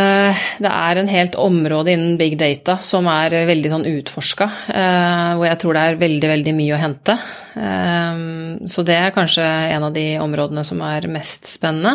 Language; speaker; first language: Norwegian; native; Norwegian